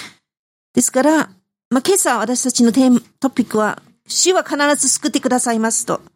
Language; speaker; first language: Japanese; non-native, fluent; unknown